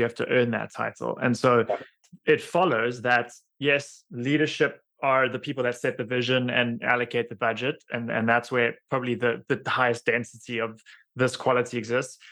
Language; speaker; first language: English; native; English